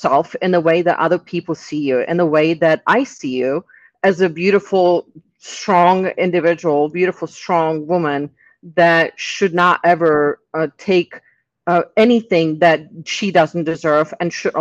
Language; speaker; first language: English; non-native, fluent; Czech